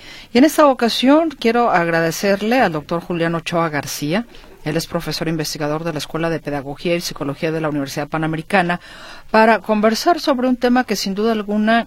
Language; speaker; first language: Spanish; native; Spanish